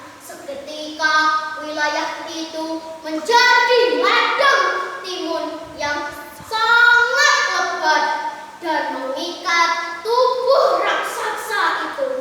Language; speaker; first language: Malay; non-native, local second language; Javanese